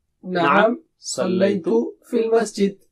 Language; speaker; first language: Arabic; non-native, learner; Urdu